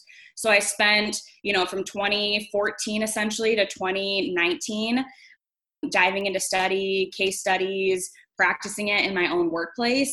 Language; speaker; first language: English; native; English